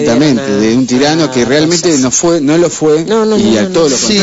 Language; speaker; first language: Spanish; native; Spanish